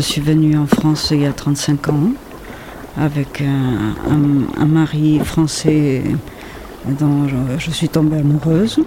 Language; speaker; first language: French; non-native, fluent; Spanish